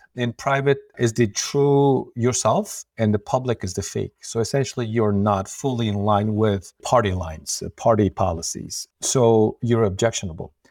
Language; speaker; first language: English; non-native, fluent; Uyghur